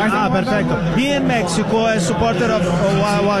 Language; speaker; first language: Spanish; non-native, learner; Portuguese